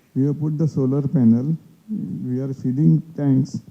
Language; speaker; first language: English; non-native, local second language; Marathi